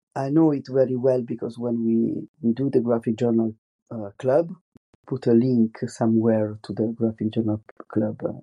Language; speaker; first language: English; non-native, fluent; Italian